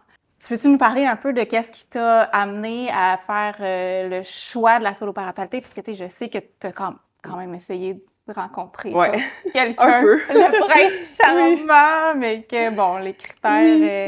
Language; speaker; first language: French; native; French